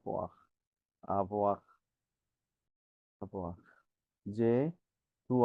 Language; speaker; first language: French; non-native, learner; Bangla